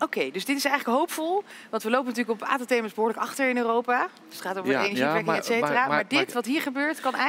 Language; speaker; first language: Dutch; native; Dutch